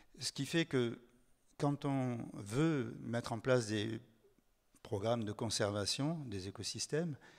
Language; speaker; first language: French; native; French